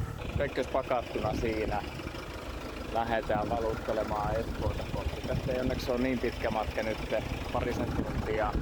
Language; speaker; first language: Finnish; native; Finnish